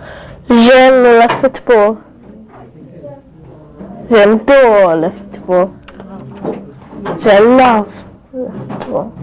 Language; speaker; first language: French; non-native, learner; English